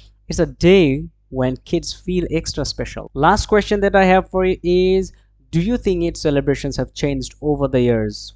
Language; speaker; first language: English; non-native, local second language; Bangla